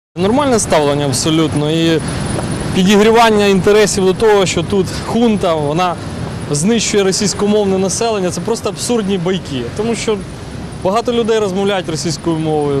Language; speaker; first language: Ukrainian; native; Ukrainian